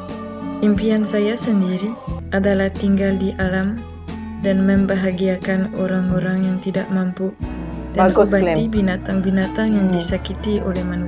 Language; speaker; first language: Indonesian; non-native, fluent; French